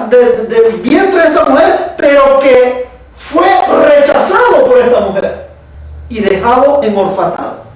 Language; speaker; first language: Spanish; native; Spanish